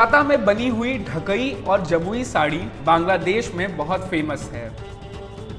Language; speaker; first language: Hindi; native; Hindi